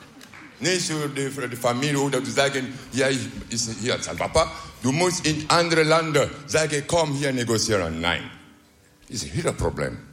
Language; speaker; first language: Dutch; non-native, learner; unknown